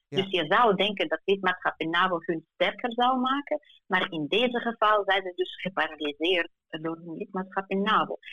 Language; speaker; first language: Dutch; non-native, fluent; Ukrainian